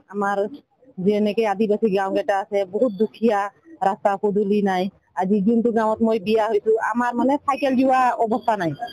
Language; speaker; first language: Assamese; non-native, local second language; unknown